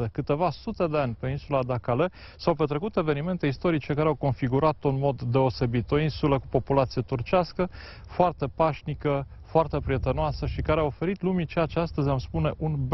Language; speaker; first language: Romanian; native; Romanian